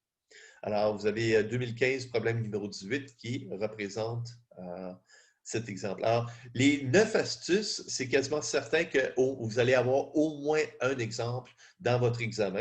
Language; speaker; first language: French; native; French